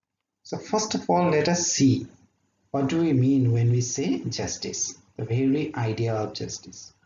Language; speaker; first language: English; non-native, local second language; Assamese